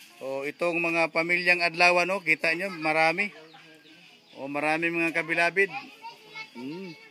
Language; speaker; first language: Filipino; non-native, local second language; Waray